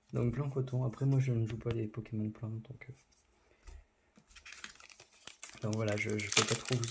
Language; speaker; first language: French; native; French